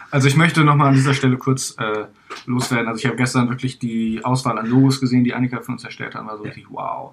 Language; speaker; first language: German; native; German